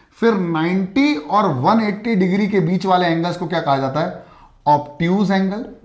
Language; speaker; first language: Hindi; native; Hindi